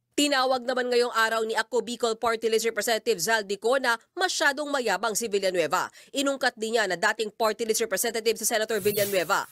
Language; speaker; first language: Filipino; native; Filipino